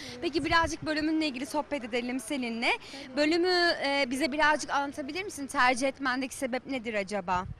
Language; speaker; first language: Turkish; native; Turkish